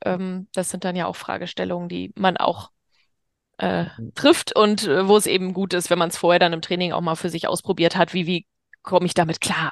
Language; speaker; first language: German; native; German